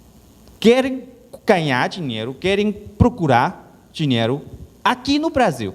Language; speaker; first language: Portuguese; non-native, learner; Chinese